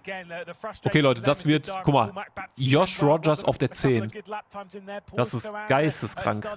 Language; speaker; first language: German; native; German